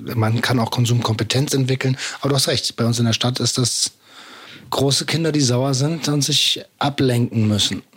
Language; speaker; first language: German; native; German